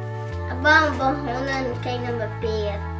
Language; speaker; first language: Dutch; non-native, learner; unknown